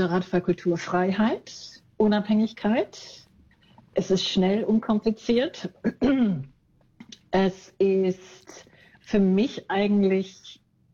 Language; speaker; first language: German; native; German